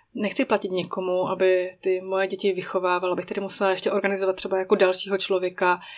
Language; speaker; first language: Czech; native; Czech